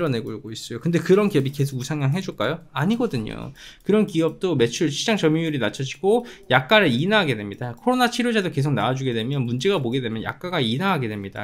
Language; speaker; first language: Korean; native; Korean